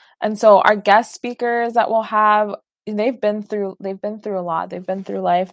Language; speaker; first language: English; early bilingual, other home language; Spanish